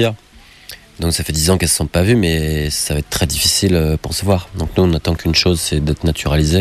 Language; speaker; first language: French; native; French